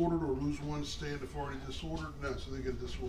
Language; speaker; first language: English; native; English